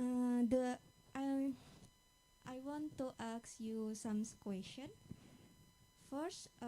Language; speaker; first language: English; non-native, fluent; Indonesian